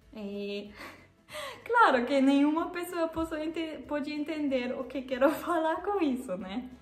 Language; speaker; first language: Portuguese; non-native, learner; German